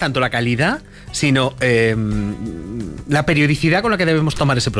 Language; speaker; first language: Spanish; native; Spanish